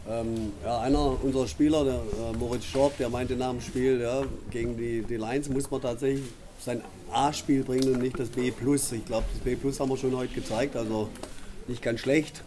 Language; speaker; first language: German; native; German